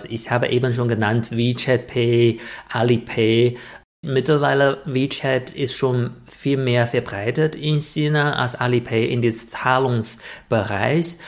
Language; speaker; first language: German; non-native, fluent; Chinese